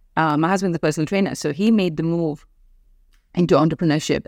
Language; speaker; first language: English; non-native, local second language; Hindi